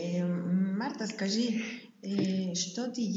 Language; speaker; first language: Russian; non-native, learner; German